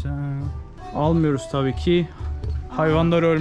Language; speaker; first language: Turkish; native; Turkish